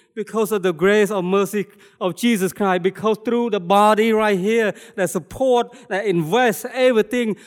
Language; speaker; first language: English; non-native, fluent; Khmer